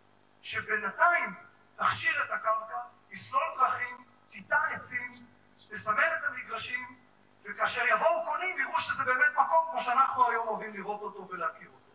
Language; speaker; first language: Hebrew; native; Hebrew